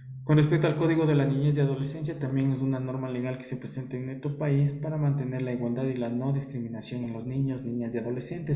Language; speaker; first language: Spanish; native; Spanish